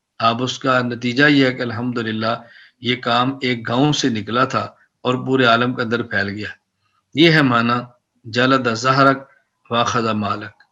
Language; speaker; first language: Urdu; non-native, local second language; Punjabi